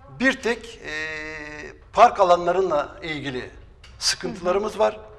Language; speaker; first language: Turkish; native; Turkish